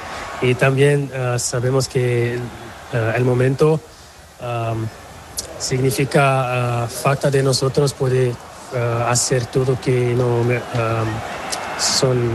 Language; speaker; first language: Spanish; non-native, learner; Portuguese